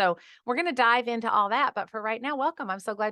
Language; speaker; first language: English; native; English